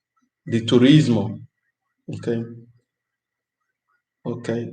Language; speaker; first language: Italian; non-native, fluent; English